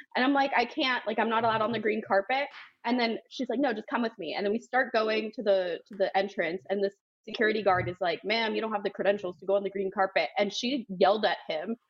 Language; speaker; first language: English; native; English